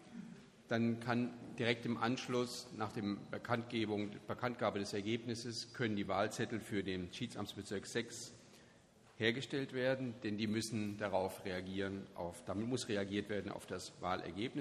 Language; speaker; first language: German; native; German